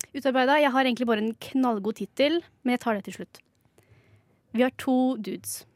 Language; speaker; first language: Norwegian; native; Norwegian